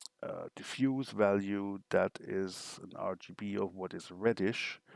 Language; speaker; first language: English; non-native, fluent; German